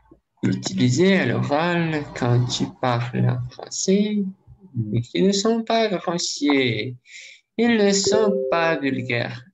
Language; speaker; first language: French; non-native, learner; Russian